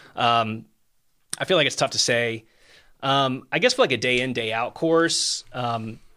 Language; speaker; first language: English; native; English